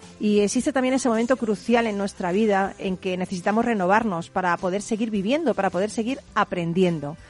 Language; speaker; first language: Spanish; native; Spanish